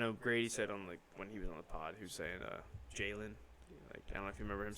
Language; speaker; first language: English; native; English